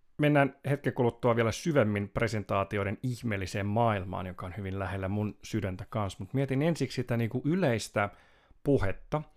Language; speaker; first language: Finnish; native; Finnish